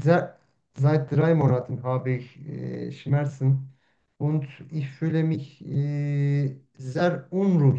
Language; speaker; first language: German; non-native, learner; Turkish